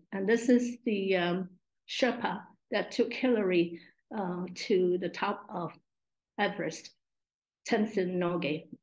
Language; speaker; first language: English; non-native, local second language; Min Nan Chinese